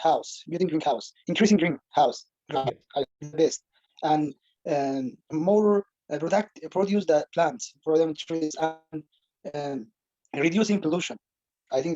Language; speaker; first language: English; non-native, learner; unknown